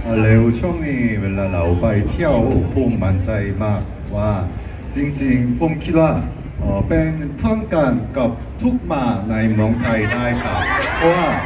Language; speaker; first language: Thai; non-native, learner; Korean